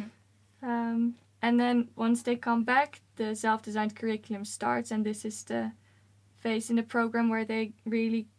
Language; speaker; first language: English; non-native, fluent; Dutch